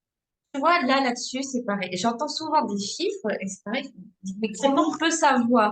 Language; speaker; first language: French; native; French